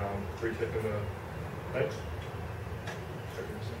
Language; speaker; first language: English; native; English